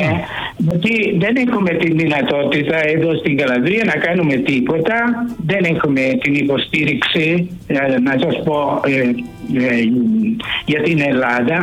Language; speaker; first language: Greek; early bilingual, heritage; Greek